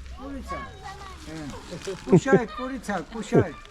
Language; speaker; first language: Russian; non-native, learner; Georgian